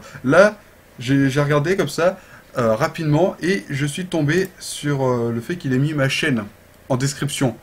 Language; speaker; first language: French; native; French